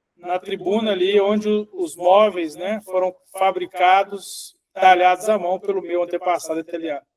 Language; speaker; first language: Portuguese; native; Portuguese